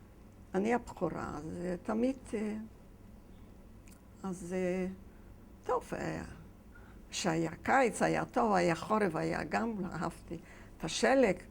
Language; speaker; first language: Hebrew; non-native, fluent; Yiddish